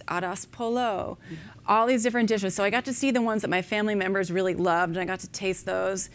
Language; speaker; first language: English; native; English